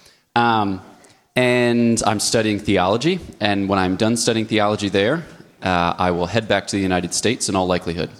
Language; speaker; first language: English; native; English